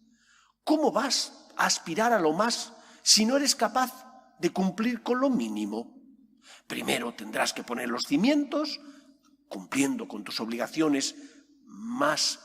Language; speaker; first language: Spanish; native; Spanish